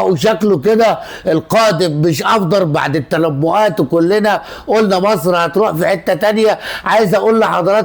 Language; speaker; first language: Arabic; native; Arabic